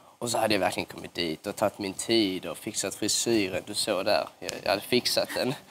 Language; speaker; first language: Swedish; native; Swedish